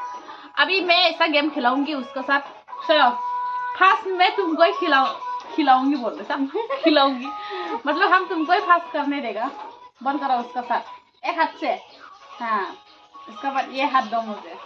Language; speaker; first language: Hindi; non-native, local second language; Assamese